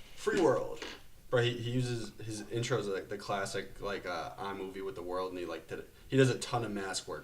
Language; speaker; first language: English; native; English